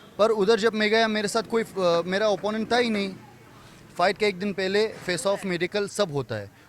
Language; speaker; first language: Hindi; non-native, fluent; Persian